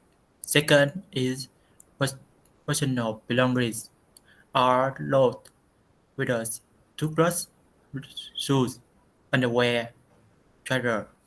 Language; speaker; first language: English; non-native, learner; Vietnamese